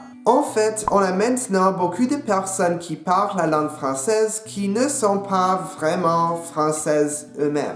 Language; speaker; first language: French; non-native, local second language; English